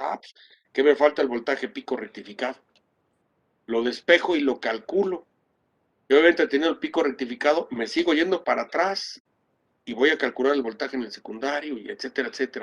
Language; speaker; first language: Spanish; native; Spanish